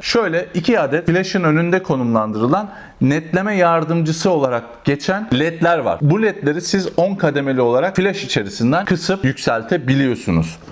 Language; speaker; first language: Turkish; native; Turkish